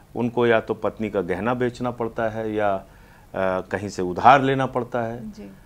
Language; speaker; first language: Hindi; native; Hindi